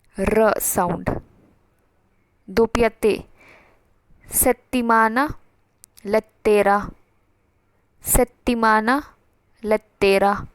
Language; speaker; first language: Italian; non-native, fluent; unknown